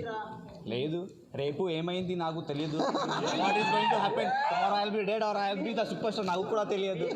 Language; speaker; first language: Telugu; non-native, learner; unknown